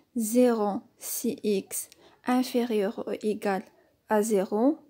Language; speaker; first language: French; non-native, local second language; Arabic